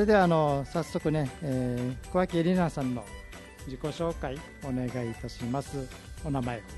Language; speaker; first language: Japanese; native; Japanese